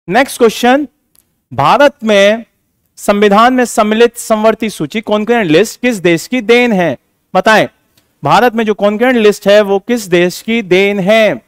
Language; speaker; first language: Hindi; native; Hindi